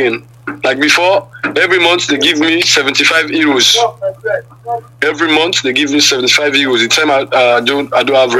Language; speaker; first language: English; non-native, local second language; Krio